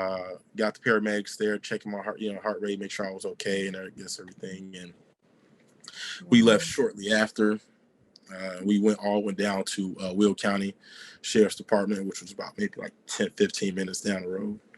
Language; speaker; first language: English; native; English